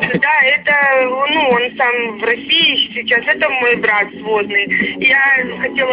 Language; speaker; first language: Russian; native; Russian